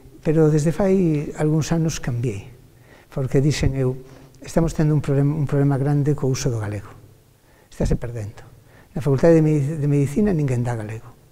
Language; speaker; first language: Galician; native; Galician